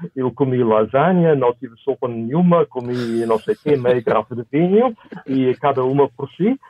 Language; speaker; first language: Portuguese; non-native, fluent; German